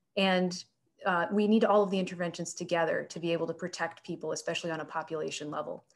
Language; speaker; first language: English; native; English